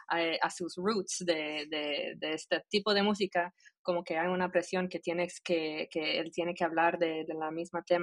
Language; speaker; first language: Spanish; early bilingual, heritage; Spanish